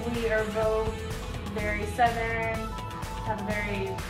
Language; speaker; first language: English; native; English